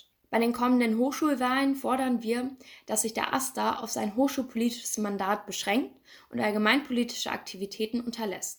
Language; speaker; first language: German; native; German